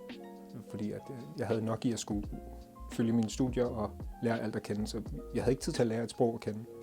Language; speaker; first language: Danish; early bilingual, other home language; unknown